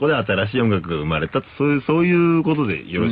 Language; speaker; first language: Japanese; native; Japanese